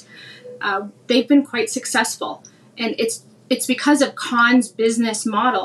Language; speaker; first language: English; native; English